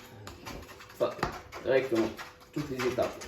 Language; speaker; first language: French; non-native, local second language; Arabic